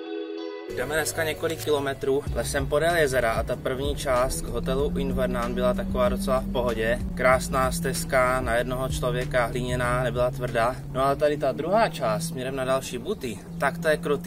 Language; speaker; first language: Czech; native; Czech